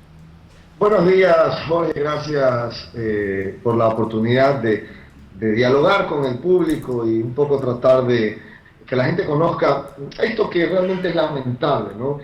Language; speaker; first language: Spanish; native; Spanish